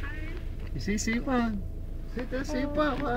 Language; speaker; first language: Danish; native; Danish